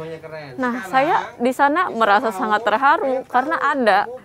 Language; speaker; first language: Indonesian; native; Indonesian